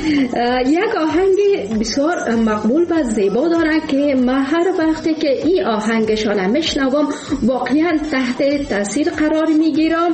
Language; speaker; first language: Persian; native; Persian